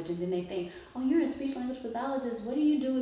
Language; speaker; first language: English; native; English